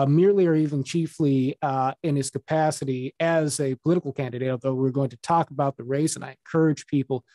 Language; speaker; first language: English; native; English